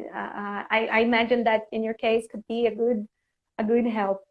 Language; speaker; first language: English; non-native, fluent; Portuguese